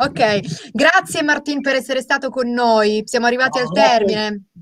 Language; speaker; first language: Italian; native; Italian